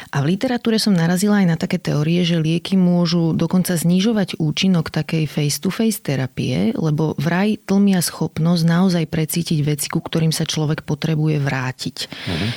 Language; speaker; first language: Slovak; native; Slovak